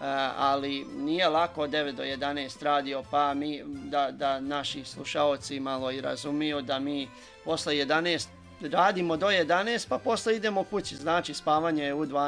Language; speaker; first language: Serbian; native; Serbian